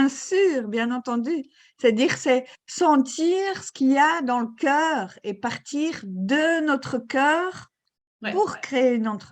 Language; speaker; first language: French; native; French